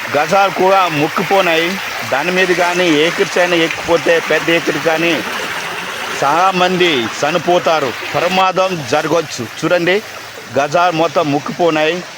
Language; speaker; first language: Telugu; non-native, local second language; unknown